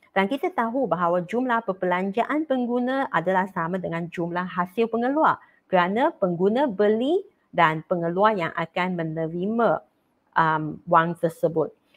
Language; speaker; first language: Malay; non-native, local second language; Chinese